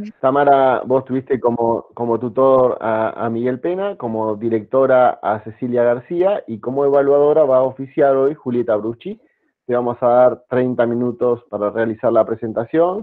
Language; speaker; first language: Spanish; native; Spanish